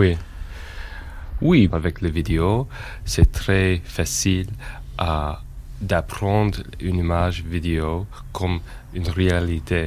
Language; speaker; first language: French; non-native, fluent; English